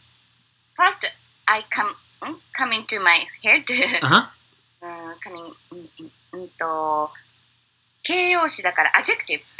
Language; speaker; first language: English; non-native, learner; Japanese